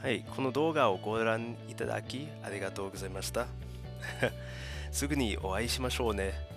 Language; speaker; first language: Japanese; non-native, fluent; English